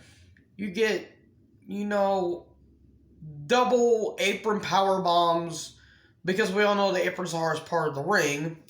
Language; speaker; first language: English; native; English